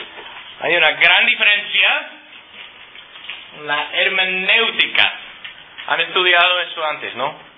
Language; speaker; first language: Spanish; non-native, fluent; English